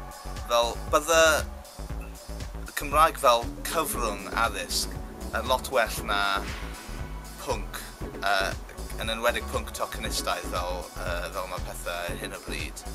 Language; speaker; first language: Welsh; non-native, local second language; English